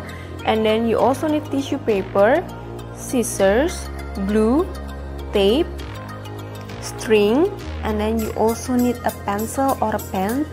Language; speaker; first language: English; non-native, fluent; Indonesian